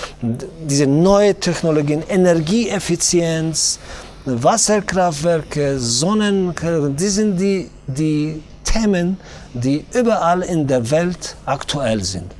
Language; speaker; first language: German; non-native, fluent; Tajik